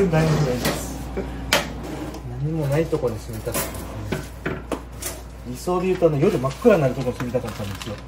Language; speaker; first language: Japanese; native; Japanese